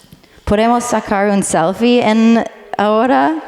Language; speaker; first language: Spanish; non-native, learner; English